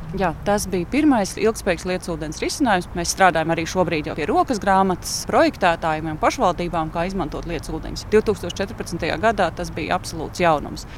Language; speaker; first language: Latvian; native; Latvian